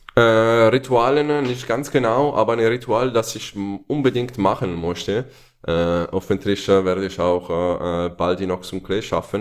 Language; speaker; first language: German; non-native, fluent; Italian